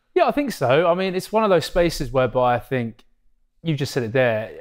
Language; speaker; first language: English; native; English